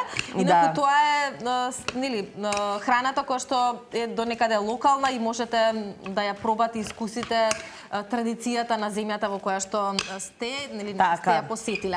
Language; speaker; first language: Macedonian; native; Macedonian